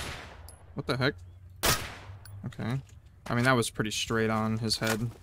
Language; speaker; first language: English; native; English